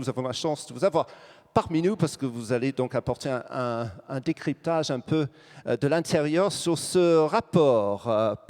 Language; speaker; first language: French; native; French